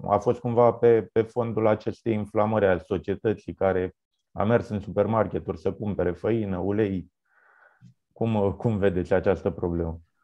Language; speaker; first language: Romanian; native; Romanian